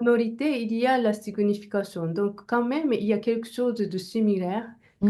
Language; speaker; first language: French; non-native, learner; Japanese